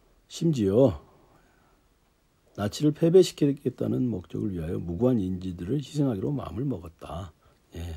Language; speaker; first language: Korean; native; Korean